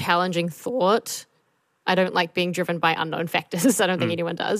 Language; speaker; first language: English; native; English